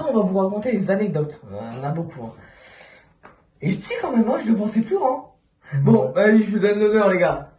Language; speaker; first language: French; native; French